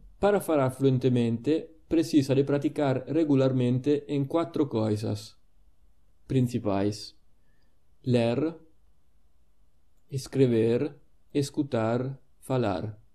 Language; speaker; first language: Portuguese; non-native, fluent; Italian